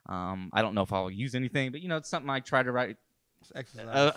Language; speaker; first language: English; native; English